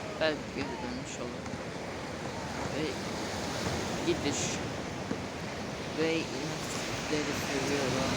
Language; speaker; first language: Turkish; non-native, fluent; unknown